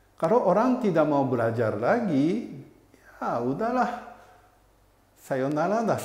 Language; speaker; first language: Indonesian; non-native, fluent; Japanese